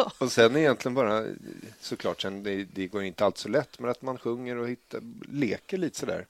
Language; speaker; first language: Swedish; native; Swedish